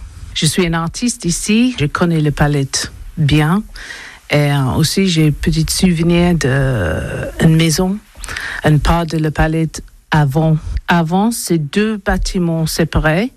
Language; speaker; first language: French; non-native, learner; English